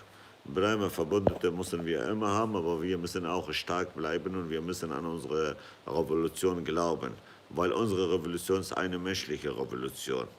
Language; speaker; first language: German; non-native, fluent; Kurdish